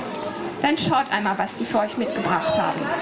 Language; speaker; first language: German; native; German